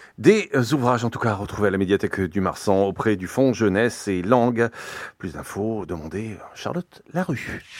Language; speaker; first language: French; native; French